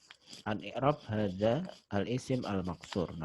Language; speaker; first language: Arabic; non-native, fluent; Indonesian